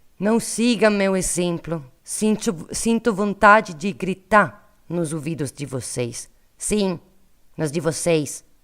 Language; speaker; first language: Portuguese; non-native, learner; Italian